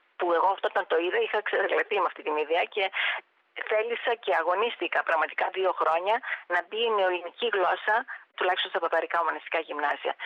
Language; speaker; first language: Greek; native; Greek